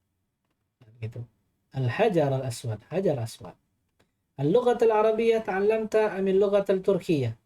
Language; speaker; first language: Arabic; non-native, fluent; Indonesian